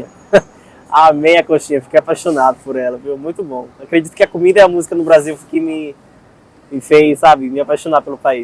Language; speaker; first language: Portuguese; non-native, fluent; Spanish